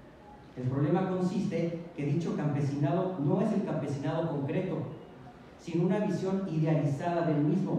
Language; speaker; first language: Spanish; native; Spanish